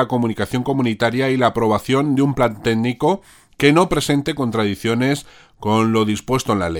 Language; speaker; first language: Spanish; native; Spanish